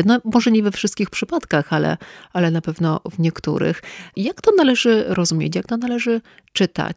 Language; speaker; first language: Polish; native; Polish